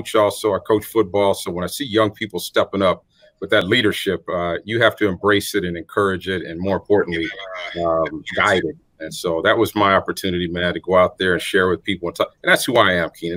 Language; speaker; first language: English; native; English